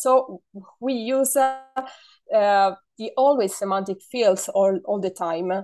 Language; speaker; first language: English; non-native, fluent; Italian